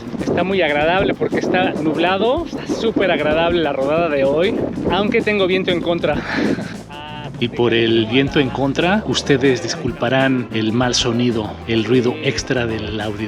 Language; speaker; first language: Spanish; native; Spanish